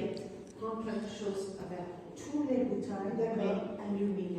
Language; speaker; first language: French; non-native, learner; English